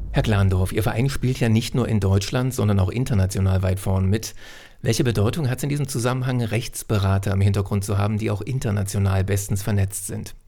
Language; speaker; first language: German; native; German